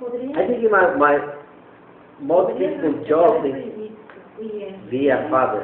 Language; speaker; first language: English; non-native, learner; Spanish